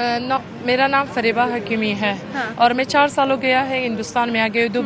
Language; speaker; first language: Hindi; non-native, learner; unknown